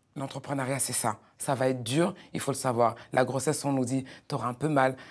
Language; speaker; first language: French; native; French